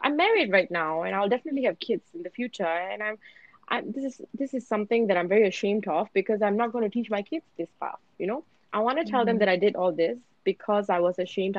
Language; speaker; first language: English; native; English